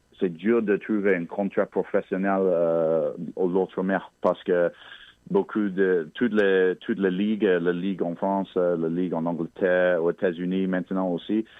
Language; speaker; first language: French; non-native, local second language; English